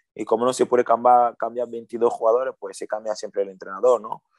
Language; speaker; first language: Spanish; early bilingual, other home language; French